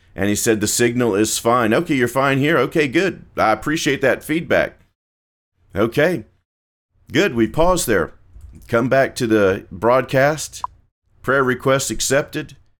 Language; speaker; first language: English; native; English